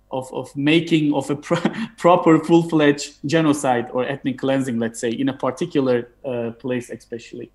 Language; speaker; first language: English; non-native, fluent; Turkish